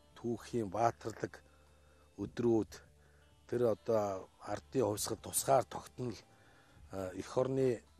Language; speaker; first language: Mongolian; native; Mongolian